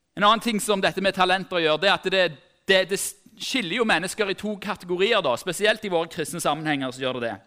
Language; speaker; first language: Norwegian; native; Norwegian